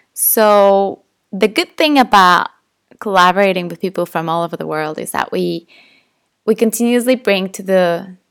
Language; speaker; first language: English; non-native, fluent; Spanish